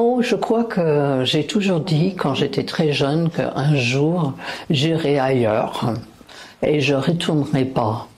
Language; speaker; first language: French; non-native, fluent; English